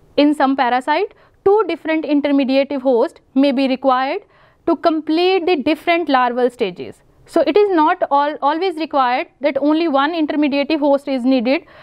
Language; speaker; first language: English; non-native, local second language; Punjabi